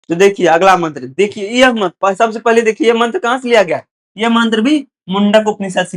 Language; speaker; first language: Hindi; native; Hindi